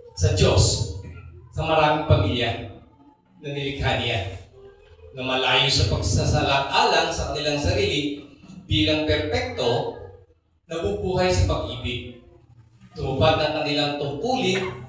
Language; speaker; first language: Filipino; native; Filipino